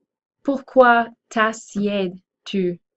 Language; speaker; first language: French; non-native, fluent; English